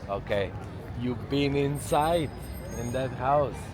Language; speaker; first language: English; non-native, learner; Macedonian